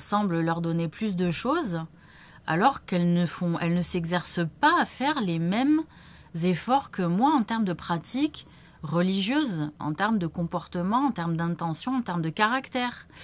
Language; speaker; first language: French; native; French